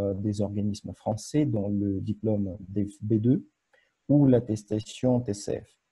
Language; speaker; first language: French; non-native, fluent; Russian